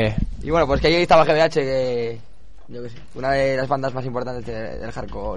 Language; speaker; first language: Spanish; native; Spanish